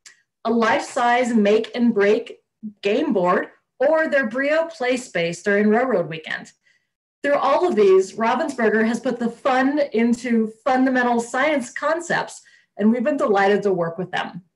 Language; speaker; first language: English; native; English